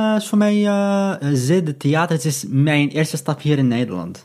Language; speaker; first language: Dutch; non-native, learner; Arabic